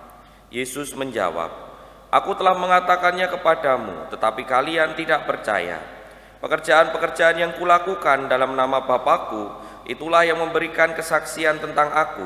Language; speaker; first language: Indonesian; non-native, local second language; Javanese